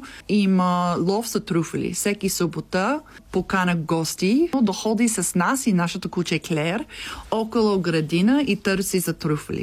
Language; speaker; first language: Bulgarian; non-native, learner; English